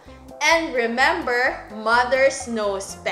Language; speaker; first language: English; non-native, local second language; Filipino